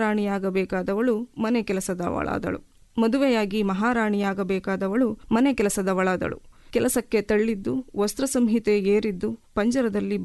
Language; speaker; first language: Kannada; native; Kannada